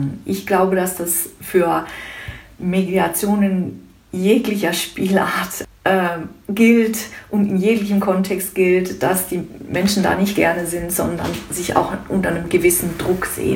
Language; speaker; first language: German; native; German